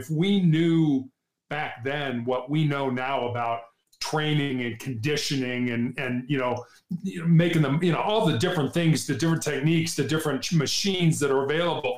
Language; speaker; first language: English; native; English